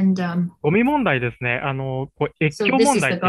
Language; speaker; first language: Japanese; native; Japanese